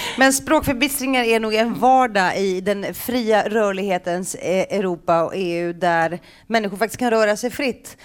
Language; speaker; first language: Swedish; native; Swedish